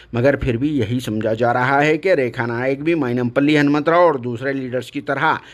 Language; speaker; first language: Hindi; native; Hindi